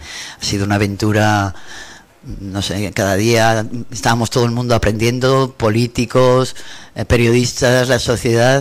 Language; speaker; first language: Spanish; native; Spanish